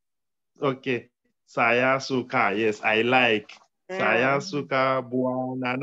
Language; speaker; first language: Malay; non-native, learner; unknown